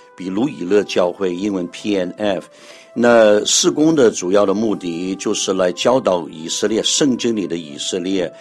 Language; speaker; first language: Chinese; non-native, local second language; Cantonese